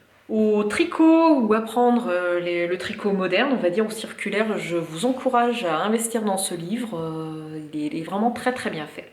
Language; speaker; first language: French; native; French